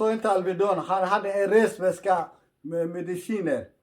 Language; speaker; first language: Swedish; early bilingual, other home language; Somali